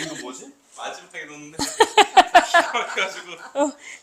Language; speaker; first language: Korean; native; Korean